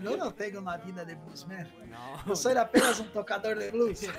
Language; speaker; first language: Spanish; non-native, fluent; Portuguese